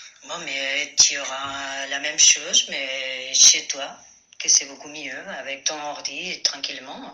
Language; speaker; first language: French; non-native, fluent; Spanish